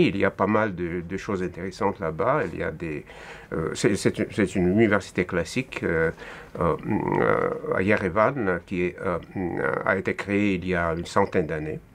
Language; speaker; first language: French; non-native, fluent; Russian